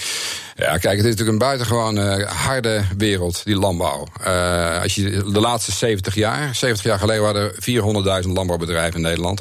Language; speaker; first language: Dutch; native; Dutch